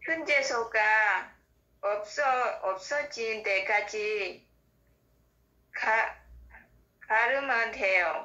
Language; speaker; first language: Korean; non-native, learner; Vietnamese